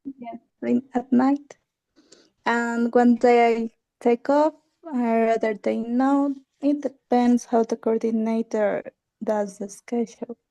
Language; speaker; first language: English; non-native, learner; Spanish